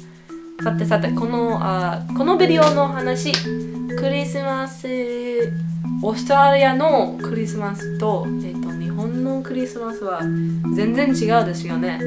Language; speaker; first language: Japanese; non-native, learner; English